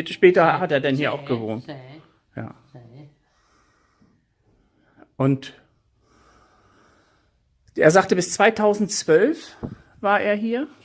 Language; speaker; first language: German; native; German